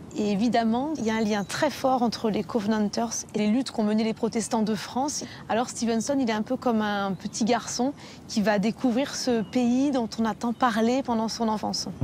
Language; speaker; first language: French; native; French